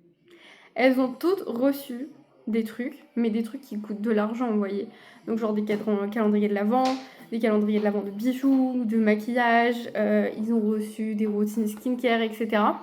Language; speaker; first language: French; native; French